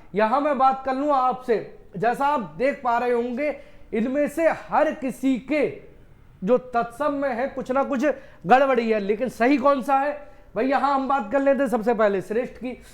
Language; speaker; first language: Hindi; native; Hindi